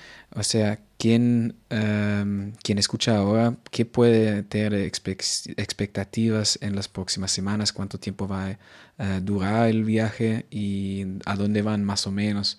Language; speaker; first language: Spanish; non-native, fluent; Portuguese